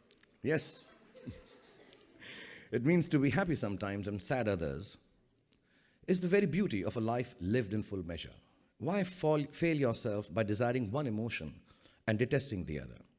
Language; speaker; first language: English; non-native, local second language; Hindi